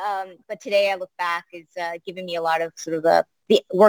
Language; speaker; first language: English; early bilingual, other home language; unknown